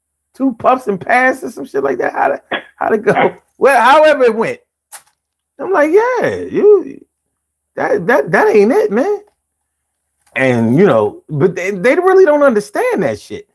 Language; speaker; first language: English; native; English